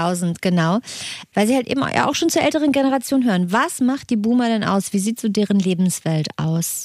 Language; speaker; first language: German; native; German